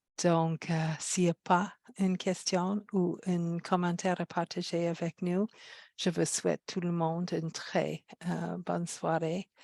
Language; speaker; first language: French; non-native, fluent; English